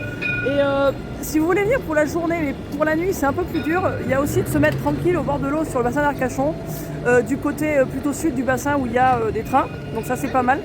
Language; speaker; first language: French; native; French